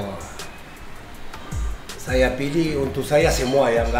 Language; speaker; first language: Indonesian; non-native, learner; Spanish